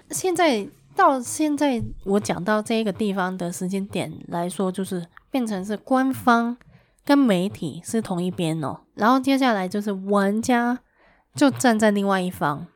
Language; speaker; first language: Chinese; native; Chinese